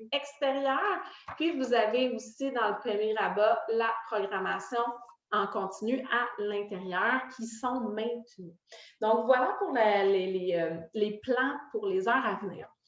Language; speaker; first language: French; native; French